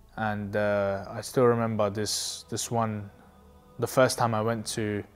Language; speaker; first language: English; native; English